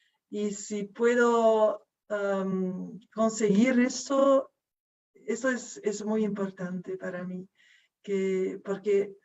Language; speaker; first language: Spanish; non-native, fluent; Dutch